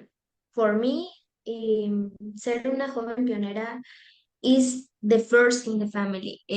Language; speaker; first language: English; non-native, learner; Spanish